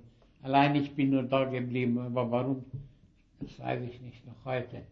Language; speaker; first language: German; early bilingual, heritage; German